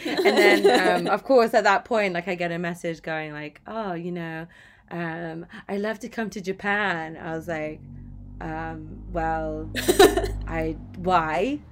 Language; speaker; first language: English; native; English